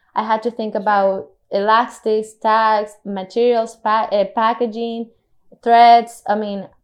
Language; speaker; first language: English; non-native, fluent; Spanish